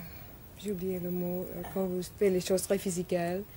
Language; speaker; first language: French; non-native, learner; English